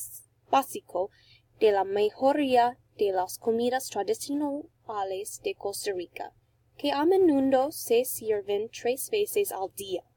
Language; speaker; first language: Spanish; non-native, learner; English